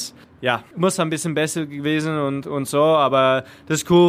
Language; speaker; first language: German; non-native, learner; English